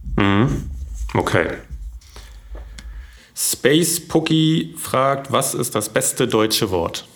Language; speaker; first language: German; native; German